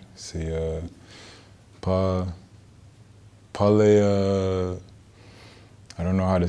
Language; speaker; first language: French; non-native, learner; English